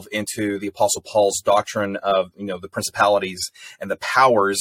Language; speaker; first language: English; native; English